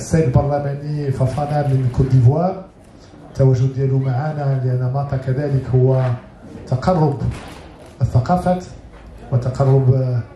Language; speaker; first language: Arabic; native; Arabic